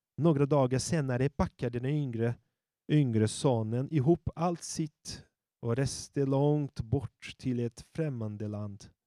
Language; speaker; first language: Swedish; non-native, fluent; Portuguese